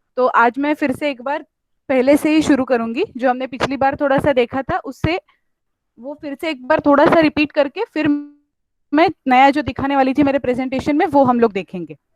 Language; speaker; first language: Hindi; non-native, local second language; Marathi